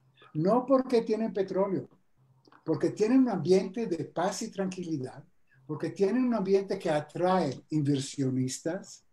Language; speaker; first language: Spanish; non-native, fluent; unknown